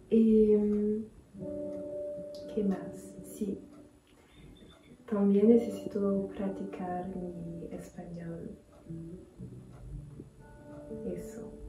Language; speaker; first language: Spanish; non-native, learner; French